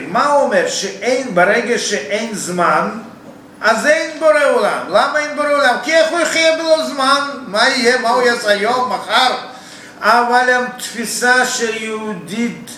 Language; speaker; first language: Hebrew; non-native, fluent; Russian